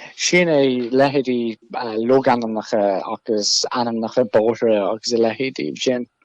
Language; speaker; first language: Irish; non-native, local second language; English